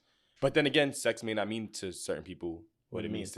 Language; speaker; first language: English; native; English